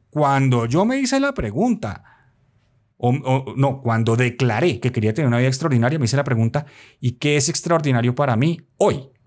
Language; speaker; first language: Spanish; native; Spanish